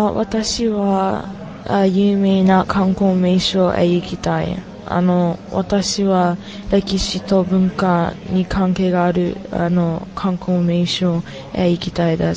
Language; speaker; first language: Japanese; non-native, learner; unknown